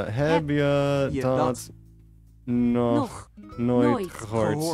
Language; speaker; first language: Dutch; non-native, learner; English